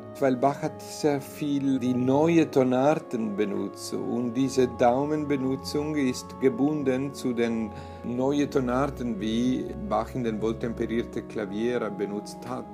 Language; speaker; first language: German; non-native, fluent; Italian